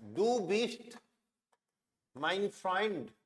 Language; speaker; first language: German; non-native, fluent; Hindi